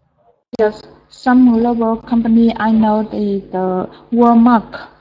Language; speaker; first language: English; non-native, learner; Vietnamese